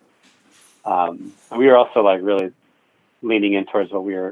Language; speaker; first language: English; native; English